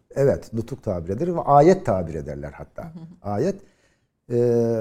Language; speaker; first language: Turkish; native; Turkish